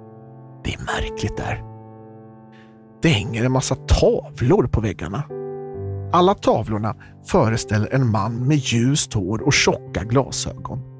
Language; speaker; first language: Swedish; native; Swedish